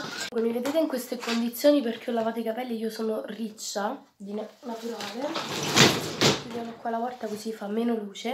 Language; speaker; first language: Italian; native; Italian